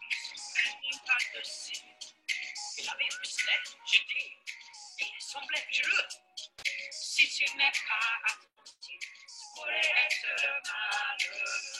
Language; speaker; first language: French; non-native, learner; English